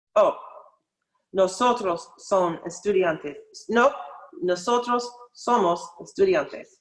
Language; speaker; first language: Spanish; non-native, learner; English